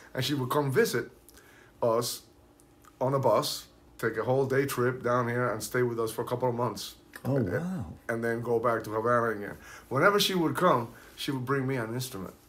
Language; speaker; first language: English; early bilingual, other home language; Spanish